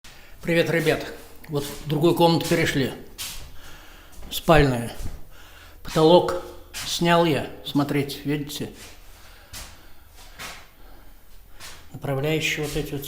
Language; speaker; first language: Russian; native; Russian